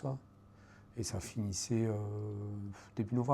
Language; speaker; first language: French; native; French